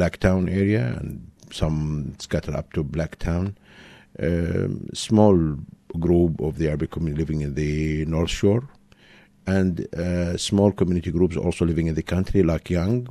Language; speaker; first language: English; non-native, fluent; Arabic